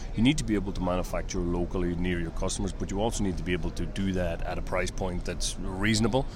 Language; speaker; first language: English; native; English